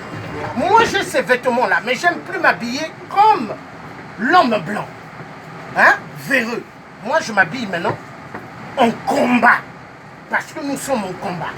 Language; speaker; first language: French; native; French